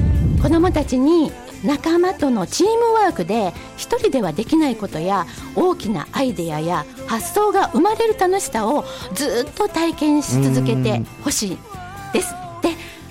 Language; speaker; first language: Japanese; native; Japanese